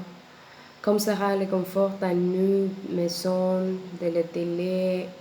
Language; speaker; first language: French; non-native, learner; Spanish